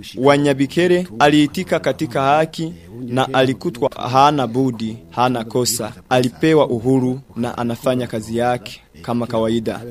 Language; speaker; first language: Swahili; non-native, local second language; Rundi